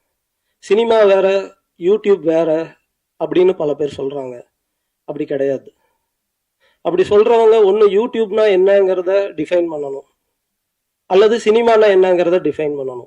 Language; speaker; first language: Tamil; native; Tamil